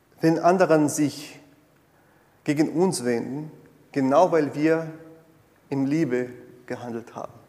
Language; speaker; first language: German; non-native, fluent; Portuguese